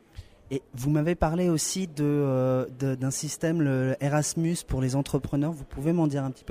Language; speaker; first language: French; native; French